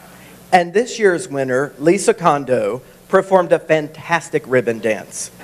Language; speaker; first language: English; native; English